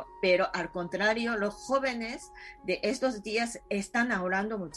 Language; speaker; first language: Spanish; non-native, fluent; Japanese